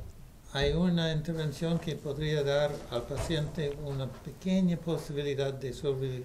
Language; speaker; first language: Spanish; non-native, fluent; English